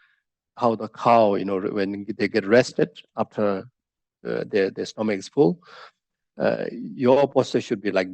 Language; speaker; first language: English; non-native, fluent; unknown